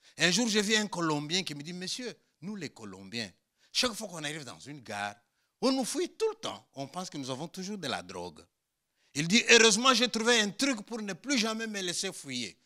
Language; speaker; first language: French; non-native, local second language; Luba-Lulua